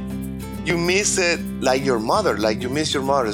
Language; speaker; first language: English; non-native, fluent; Spanish